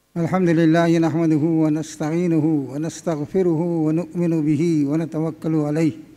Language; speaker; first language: Urdu; native; Urdu